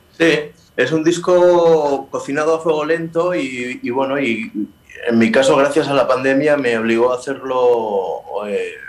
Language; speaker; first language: Spanish; native; Spanish